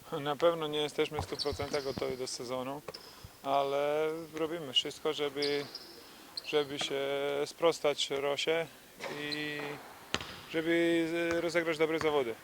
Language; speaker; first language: Polish; non-native, fluent; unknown